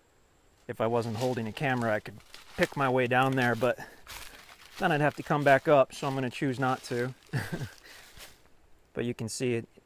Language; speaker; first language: English; native; English